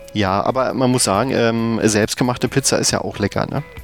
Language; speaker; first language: German; native; German